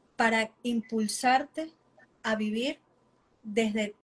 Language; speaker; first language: Spanish; native; Spanish